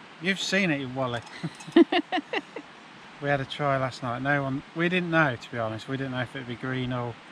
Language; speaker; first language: English; native; English